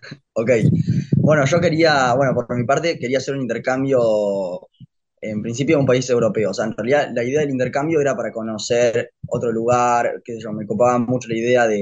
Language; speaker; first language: Spanish; early bilingual, heritage; Spanish